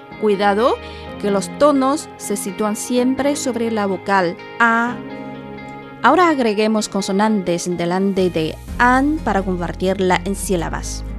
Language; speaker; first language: Spanish; non-native, fluent; Chinese